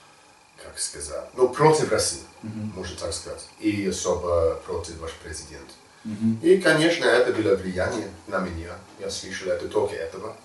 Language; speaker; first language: Russian; non-native, learner; English